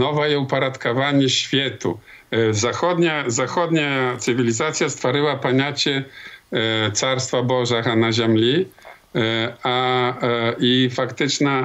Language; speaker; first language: Polish; non-native, local second language; Belarusian